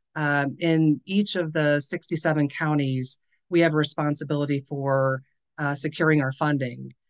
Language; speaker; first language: English; native; English